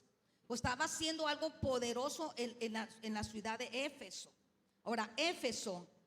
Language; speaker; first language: Spanish; native; Spanish